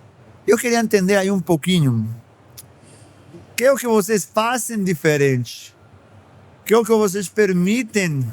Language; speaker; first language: Portuguese; non-native, fluent; Spanish